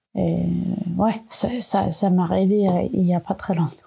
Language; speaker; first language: French; non-native, fluent; Swedish